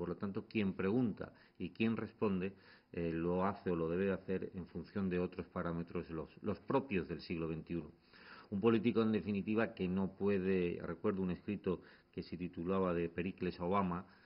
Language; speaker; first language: Spanish; native; Spanish